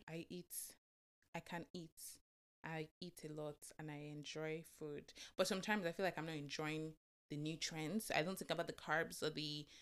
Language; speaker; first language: English; non-native, local second language; Yoruba